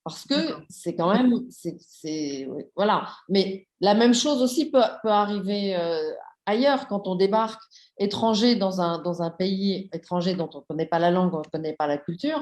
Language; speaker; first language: French; native; French